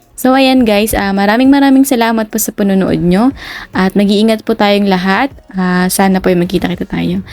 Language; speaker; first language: Filipino; native; Filipino